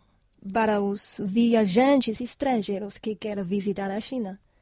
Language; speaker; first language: Portuguese; non-native, fluent; Chinese